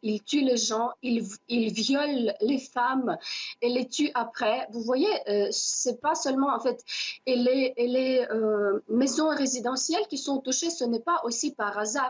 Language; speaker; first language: French; non-native, fluent; Ukrainian